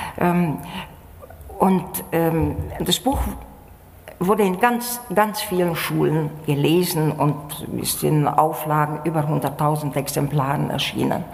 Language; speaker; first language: German; native; German